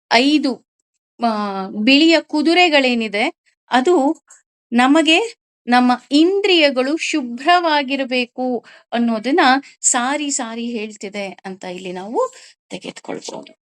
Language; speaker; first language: Kannada; native; Kannada